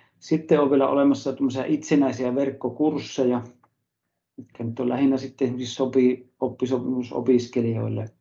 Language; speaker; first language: Finnish; native; Finnish